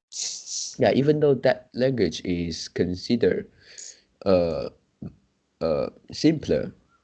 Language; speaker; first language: English; non-native, local second language; Chinese